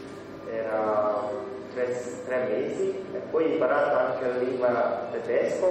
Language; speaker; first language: Italian; non-native, learner; Hungarian